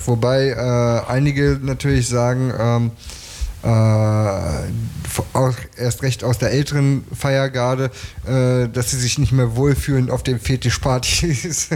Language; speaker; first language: German; native; German